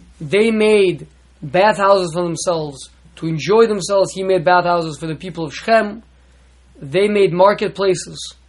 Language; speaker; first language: English; native; English